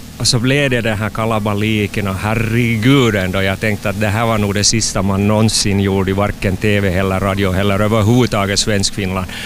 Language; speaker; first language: Swedish; native; Swedish